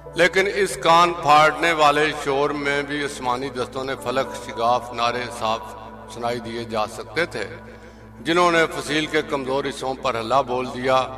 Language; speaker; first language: Urdu; non-native, local second language; Punjabi